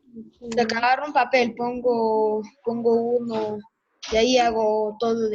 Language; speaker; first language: Spanish; native; Spanish